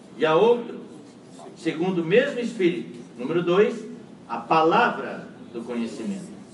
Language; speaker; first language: Portuguese; non-native, fluent; Chinese